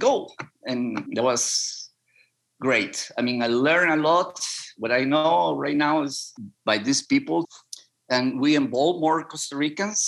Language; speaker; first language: English; non-native, learner; Spanish